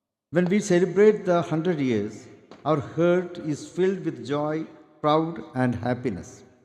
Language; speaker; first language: English; non-native, local second language; Malayalam